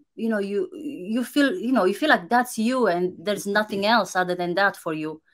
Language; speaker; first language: English; non-native, fluent; Romanian